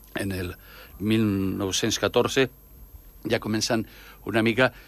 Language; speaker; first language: Spanish; non-native, local second language; Catalan